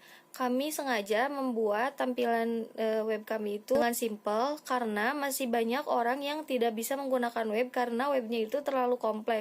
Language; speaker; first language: Indonesian; native; Indonesian